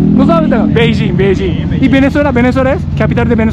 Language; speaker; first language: Spanish; non-native, learner; Japanese